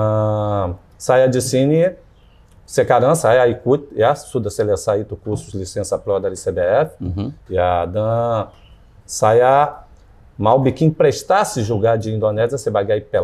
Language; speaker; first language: Indonesian; non-native, fluent; Portuguese